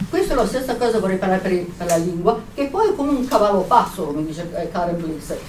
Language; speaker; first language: Italian; native; Italian